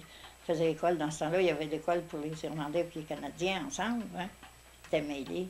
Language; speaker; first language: French; native; French